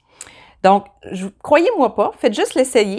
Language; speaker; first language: French; native; French